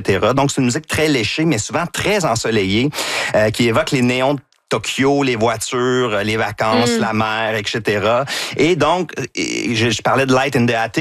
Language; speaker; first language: French; native; French